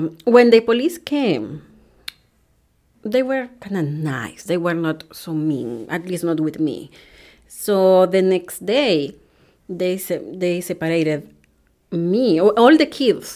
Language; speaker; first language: English; non-native, fluent; Spanish